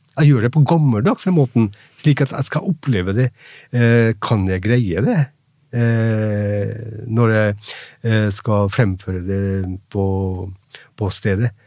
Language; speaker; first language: Norwegian; non-native, fluent; Punjabi